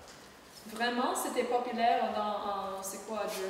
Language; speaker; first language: French; non-native, learner; English